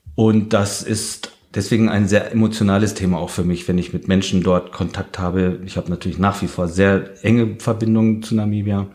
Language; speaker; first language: German; early bilingual, heritage; German